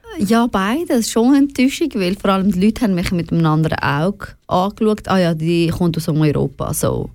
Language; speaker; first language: German; early bilingual, other home language; Persian